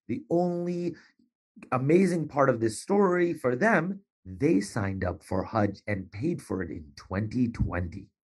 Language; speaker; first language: English; native; English